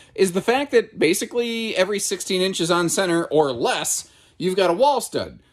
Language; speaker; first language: English; native; English